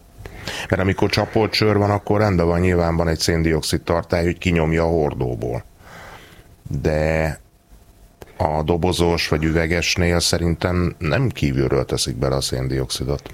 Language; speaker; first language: Hungarian; native; Hungarian